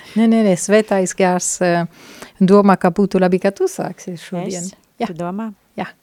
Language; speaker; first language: Latvian; non-native, fluent; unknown